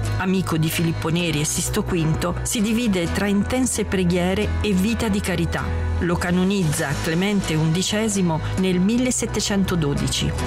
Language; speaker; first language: Italian; native; Italian